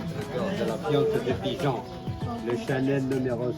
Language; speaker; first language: French; non-native, local second language; Arabic